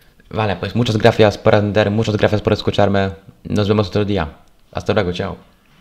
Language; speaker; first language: Spanish; non-native, fluent; Polish